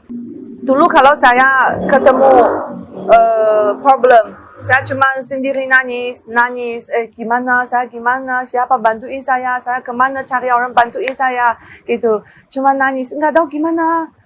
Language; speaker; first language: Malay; non-native, learner; Chinese